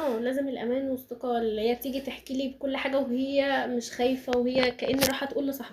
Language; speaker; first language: Arabic; native; Arabic